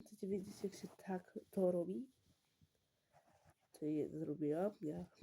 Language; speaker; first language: Polish; early bilingual, heritage; Polish